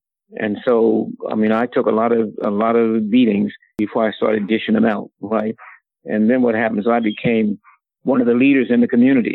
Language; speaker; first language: English; native; English